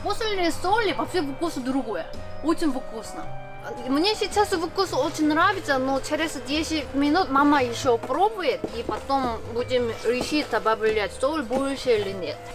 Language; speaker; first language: Russian; non-native, learner; Korean